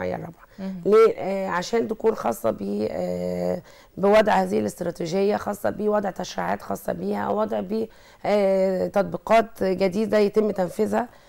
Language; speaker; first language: Arabic; native; Arabic